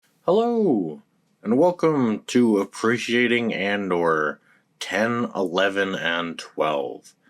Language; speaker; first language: English; native; English